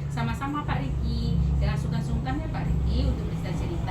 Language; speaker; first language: Indonesian; native; Indonesian